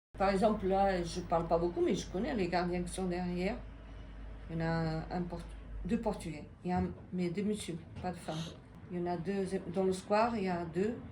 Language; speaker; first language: French; non-native, fluent; Portuguese